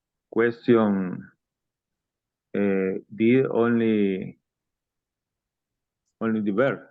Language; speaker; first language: English; non-native, learner; Spanish